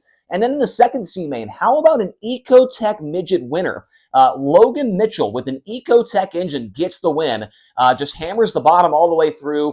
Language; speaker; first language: English; native; English